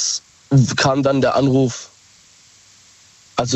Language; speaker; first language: German; native; German